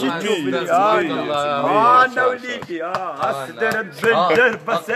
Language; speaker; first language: Arabic; native; Arabic